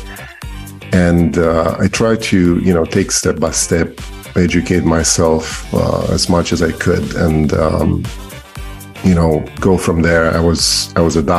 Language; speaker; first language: English; non-native, fluent; Romanian